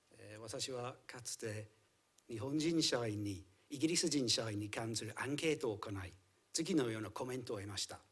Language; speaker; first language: Japanese; non-native, fluent; English